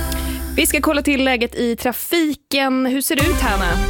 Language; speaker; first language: Swedish; native; Swedish